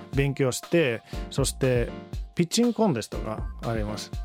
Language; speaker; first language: Japanese; non-native, fluent; Finnish